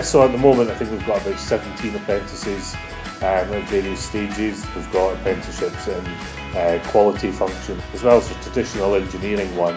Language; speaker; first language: English; native; English